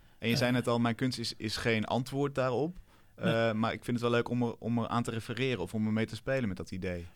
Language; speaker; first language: Dutch; native; Dutch